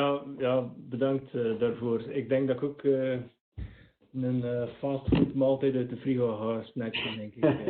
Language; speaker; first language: Dutch; native; Dutch